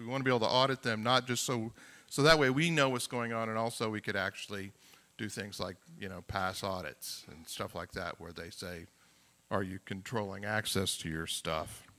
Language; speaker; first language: English; native; English